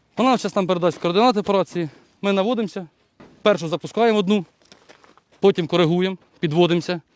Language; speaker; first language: Ukrainian; native; Ukrainian